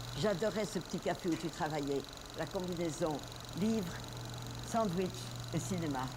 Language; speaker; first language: French; native; French